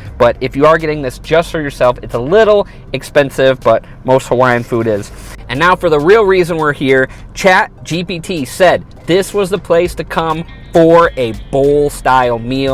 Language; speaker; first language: English; native; English